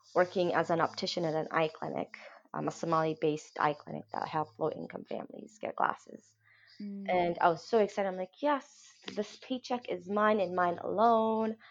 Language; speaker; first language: English; non-native, local second language; Somali